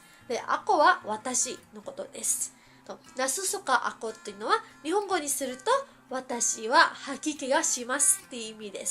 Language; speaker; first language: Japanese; early bilingual, heritage; Filipino